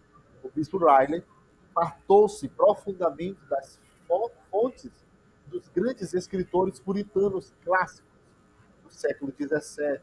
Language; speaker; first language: Portuguese; native; Portuguese